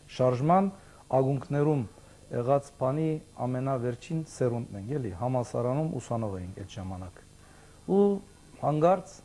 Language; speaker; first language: Armenian; early bilingual, heritage; Armenian